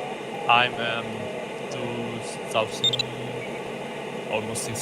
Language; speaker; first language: English; non-native, fluent; Spanish